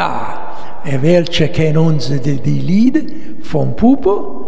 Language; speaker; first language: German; non-native, learner; Italian